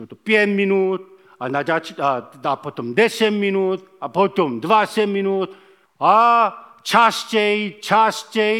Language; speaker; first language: Czech; non-native, fluent; Korean